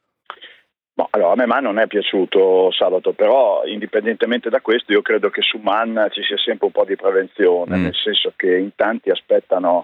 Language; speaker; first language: Italian; native; Italian